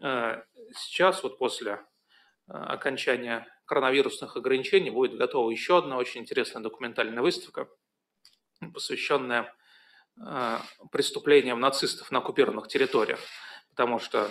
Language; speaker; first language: Russian; native; Russian